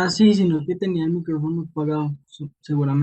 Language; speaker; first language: Spanish; native; Spanish